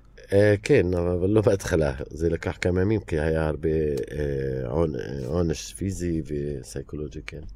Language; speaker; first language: Hebrew; non-native, local second language; Arabic